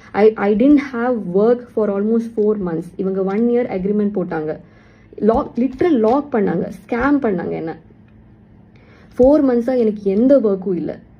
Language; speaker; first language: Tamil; non-native, local second language; Malayalam